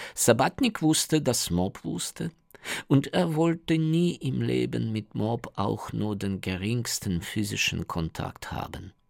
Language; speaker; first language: German; non-native, fluent; Ukrainian